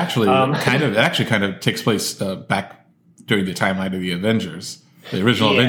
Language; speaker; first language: English; native; English